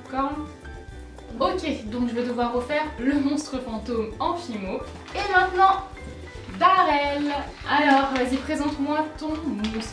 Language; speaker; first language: French; native; French